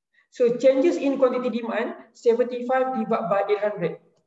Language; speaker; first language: English; non-native, local second language; Malay